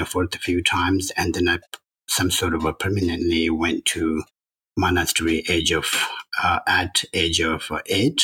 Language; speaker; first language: English; non-native, learner; Chinese